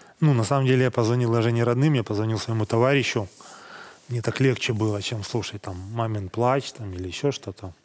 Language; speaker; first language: Russian; native; Russian